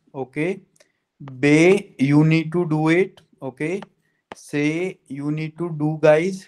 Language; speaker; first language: English; non-native, local second language; Hindi